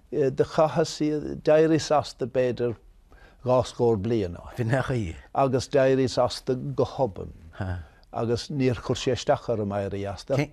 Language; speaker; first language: Irish; native; Irish